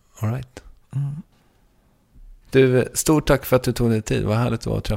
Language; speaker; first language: Swedish; native; Swedish